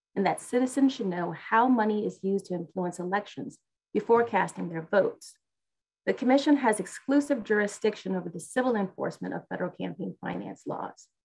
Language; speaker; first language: English; native; English